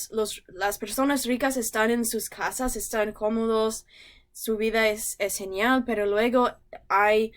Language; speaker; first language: Spanish; non-native, learner; English